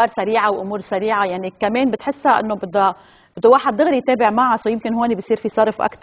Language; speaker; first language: Arabic; native; Arabic